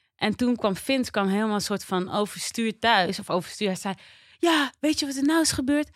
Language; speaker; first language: Dutch; native; Dutch